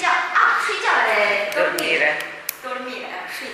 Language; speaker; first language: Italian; non-native, learner; Chinese